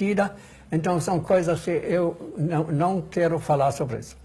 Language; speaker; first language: Portuguese; non-native, fluent; German